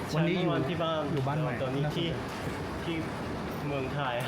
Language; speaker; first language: Thai; non-native, learner; German